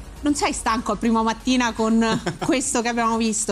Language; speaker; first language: Italian; native; Italian